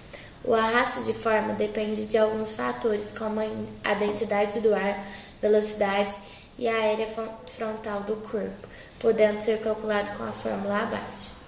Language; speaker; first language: Portuguese; native; Portuguese